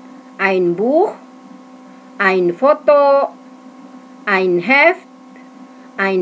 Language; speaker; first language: German; non-native, fluent; Indonesian